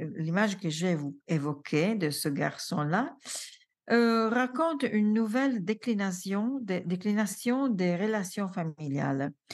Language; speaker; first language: French; non-native, fluent; Italian